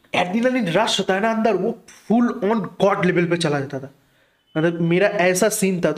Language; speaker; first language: Hindi; non-native, local second language; Bangla